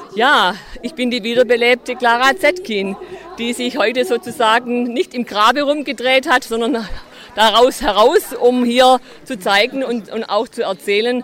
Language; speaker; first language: German; native; German